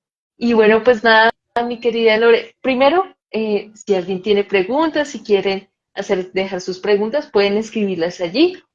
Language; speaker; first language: Spanish; native; Spanish